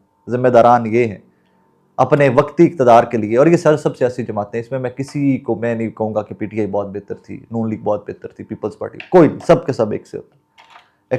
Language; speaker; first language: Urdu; non-native, local second language; Punjabi